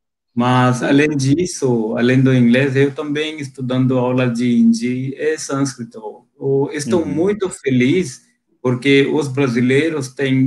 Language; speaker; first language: Portuguese; non-native, local second language; Hindi